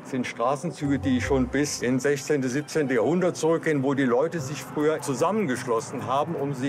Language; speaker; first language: German; native; German